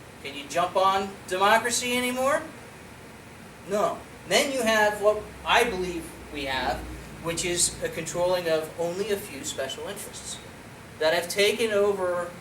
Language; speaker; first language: English; native; English